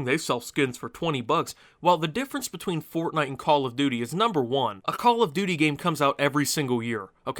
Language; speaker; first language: English; native; English